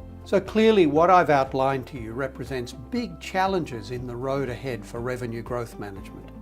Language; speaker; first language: English; native; English